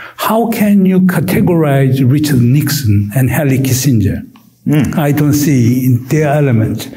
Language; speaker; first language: English; non-native, fluent; Korean